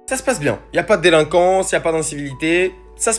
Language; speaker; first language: French; native; French